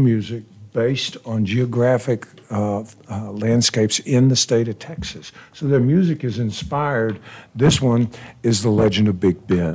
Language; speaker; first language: English; native; English